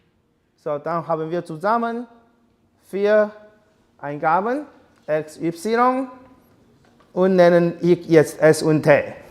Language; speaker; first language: German; non-native, learner; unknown